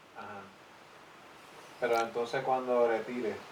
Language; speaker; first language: Spanish; early bilingual, heritage; English